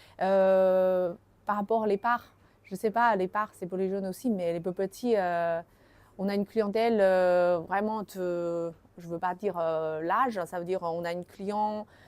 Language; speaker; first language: French; non-native, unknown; Chinese